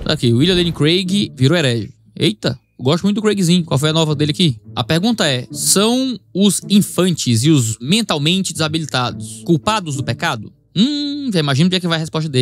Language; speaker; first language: Portuguese; native; Portuguese